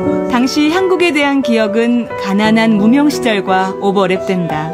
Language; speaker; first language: Korean; native; Korean